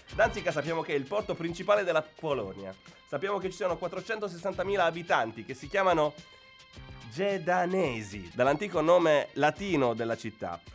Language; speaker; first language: Italian; native; Italian